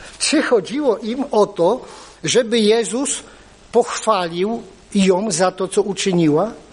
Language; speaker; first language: Polish; native; Polish